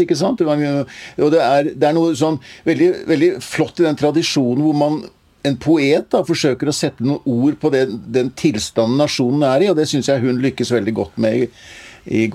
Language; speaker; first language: Norwegian; native; Norwegian